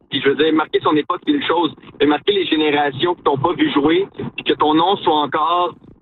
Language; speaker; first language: French; native; French